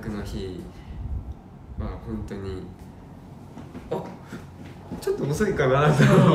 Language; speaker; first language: Japanese; non-native, fluent; Korean